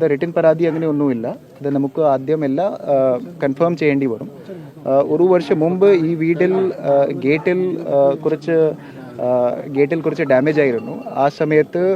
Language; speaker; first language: Malayalam; non-native, learner; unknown